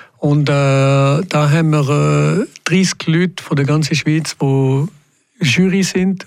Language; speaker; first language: German; non-native, local second language; French